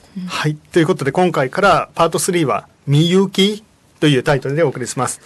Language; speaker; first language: Japanese; native; Japanese